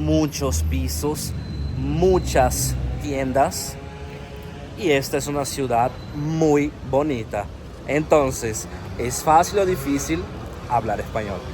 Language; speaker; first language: Spanish; non-native, fluent; Portuguese